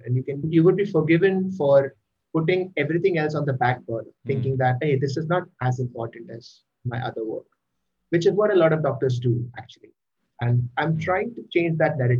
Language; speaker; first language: English; non-native, local second language; Malayalam